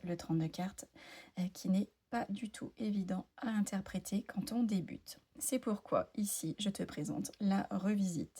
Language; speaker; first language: French; native; French